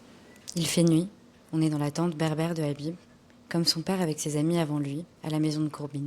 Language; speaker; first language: French; native; French